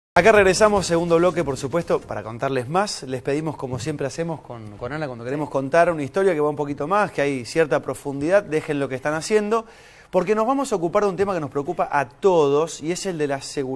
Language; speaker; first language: Spanish; native; Spanish